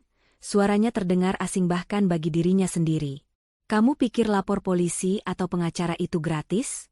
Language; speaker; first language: Indonesian; native; Indonesian